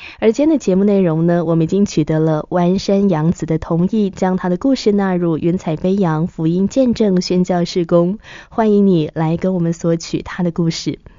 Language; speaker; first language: Chinese; native; Chinese